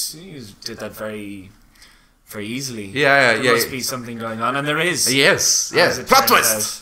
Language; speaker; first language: English; native; English